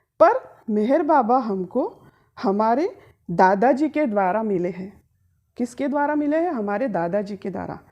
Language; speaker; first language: Hindi; non-native, local second language; Marathi